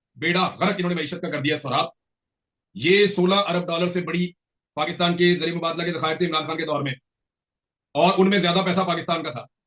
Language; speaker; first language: Urdu; non-native, local second language; Punjabi